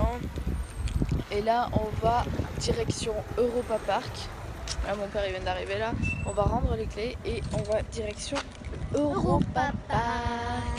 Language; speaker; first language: French; native; French